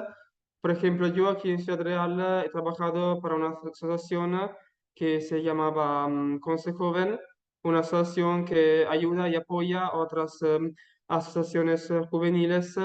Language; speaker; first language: Spanish; non-native, learner; Italian